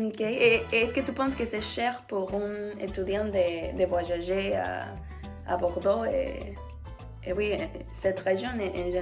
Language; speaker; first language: French; non-native, learner; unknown